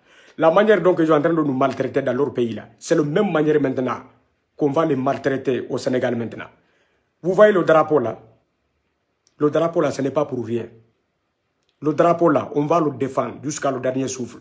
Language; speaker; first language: French; non-native, local second language; Wolof